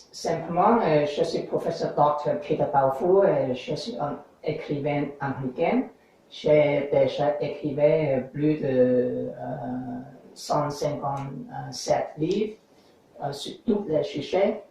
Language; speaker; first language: French; non-native, learner; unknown